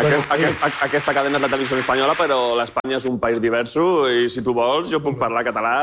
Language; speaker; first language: Catalan; non-native, local second language; Spanish